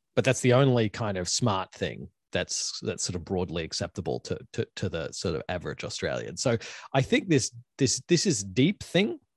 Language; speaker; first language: English; native; English